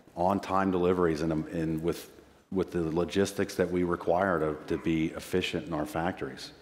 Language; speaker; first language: English; native; English